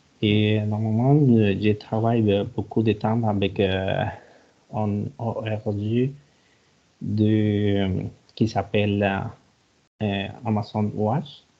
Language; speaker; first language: French; non-native, learner; Spanish